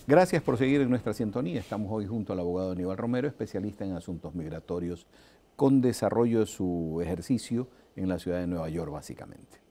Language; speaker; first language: Spanish; native; Spanish